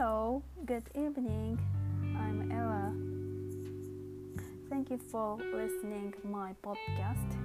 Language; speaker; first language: English; non-native, learner; Japanese